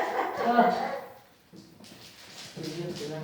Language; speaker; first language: French; native; French